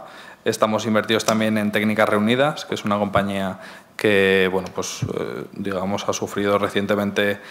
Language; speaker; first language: Spanish; native; Spanish